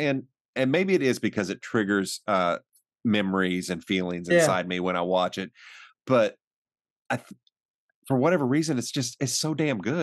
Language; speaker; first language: English; native; English